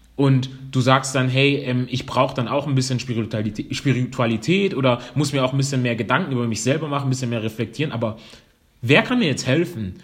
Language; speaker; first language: German; non-native, fluent; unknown